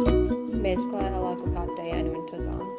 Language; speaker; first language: Spanish; non-native, learner; English